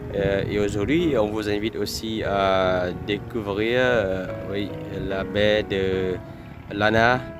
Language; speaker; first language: French; non-native, fluent; Vietnamese